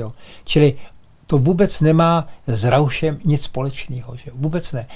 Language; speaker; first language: Czech; native; Czech